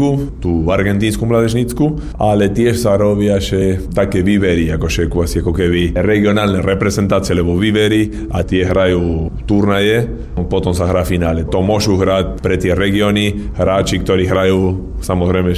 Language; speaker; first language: Slovak; non-native, fluent; Spanish